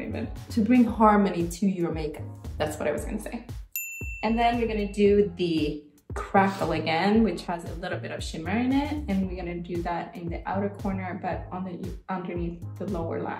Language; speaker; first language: English; non-native, fluent; Swedish